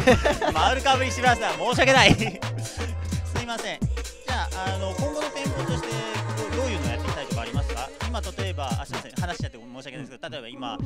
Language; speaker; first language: Japanese; native; Japanese